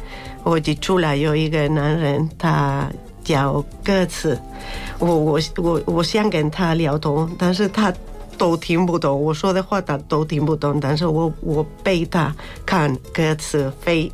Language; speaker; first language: Chinese; non-native, fluent; Spanish